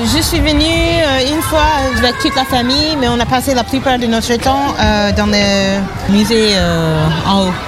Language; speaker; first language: French; non-native, fluent; English